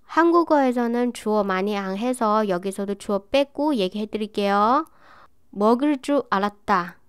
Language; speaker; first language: Korean; non-native, fluent; Chinese